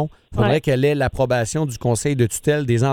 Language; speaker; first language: French; native; French